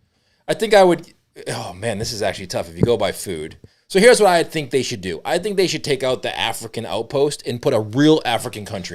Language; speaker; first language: English; native; English